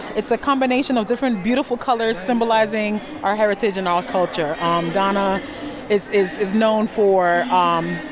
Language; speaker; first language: English; non-native, local second language; Akan